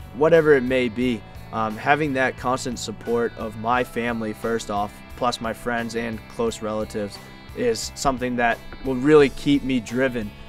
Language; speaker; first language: English; native; English